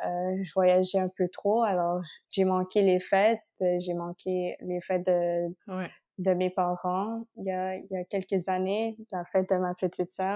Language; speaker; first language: French; non-native, local second language; Spanish